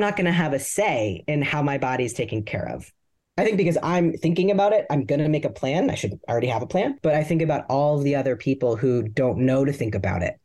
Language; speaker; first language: English; native; English